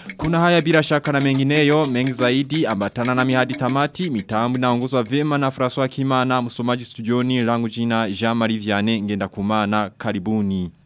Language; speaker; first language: Swahili; non-native, local second language; Rundi